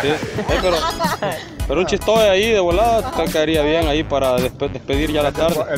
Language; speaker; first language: Spanish; native; Spanish